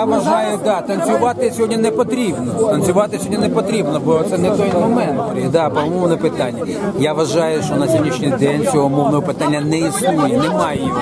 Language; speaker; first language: Ukrainian; non-native, local second language; Russian